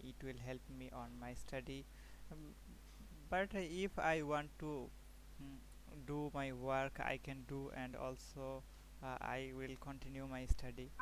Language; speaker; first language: English; non-native, learner; Bangla